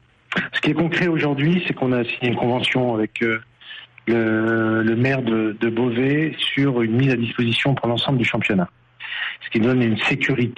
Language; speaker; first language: French; native; French